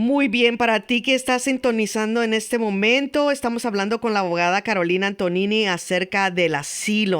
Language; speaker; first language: Spanish; native; Spanish